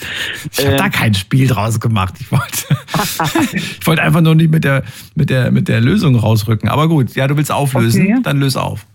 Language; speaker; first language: German; native; German